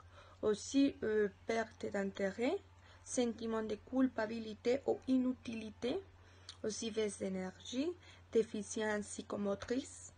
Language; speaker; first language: French; non-native, learner; Spanish